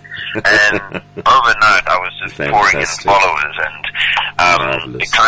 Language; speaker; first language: English; native; English